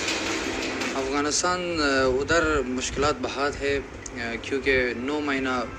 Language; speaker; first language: Hindi; non-native, learner; Persian